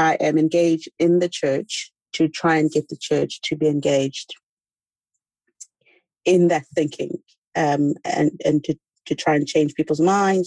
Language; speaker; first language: English; non-native, local second language; Xhosa